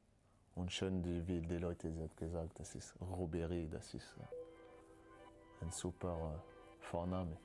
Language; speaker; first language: German; non-native, learner; French